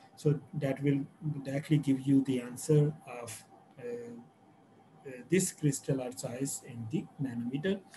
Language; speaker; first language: English; non-native, local second language; Urdu